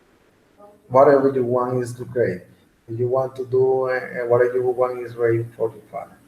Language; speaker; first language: English; non-native, learner; Spanish